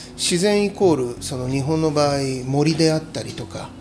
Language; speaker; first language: Japanese; native; Japanese